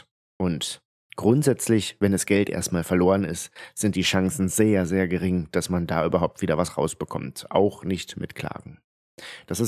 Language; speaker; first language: German; native; German